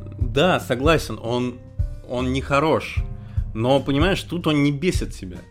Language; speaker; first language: Russian; native; Russian